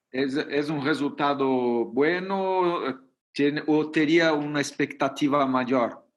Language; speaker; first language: Spanish; non-native, fluent; Portuguese